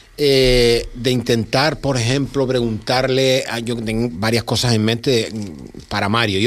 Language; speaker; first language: Spanish; native; Spanish